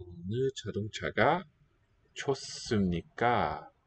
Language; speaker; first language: Korean; non-native, learner; English